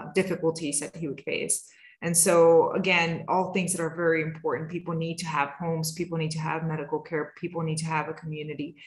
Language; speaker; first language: English; native; English